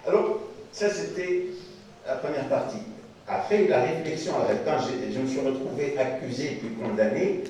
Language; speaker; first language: French; non-native, local second language; Arabic